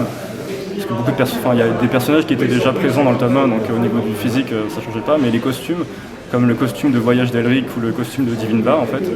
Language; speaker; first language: French; native; French